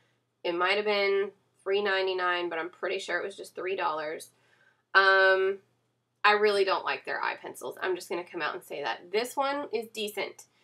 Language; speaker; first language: English; native; English